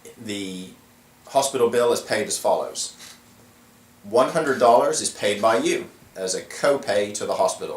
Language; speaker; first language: English; native; English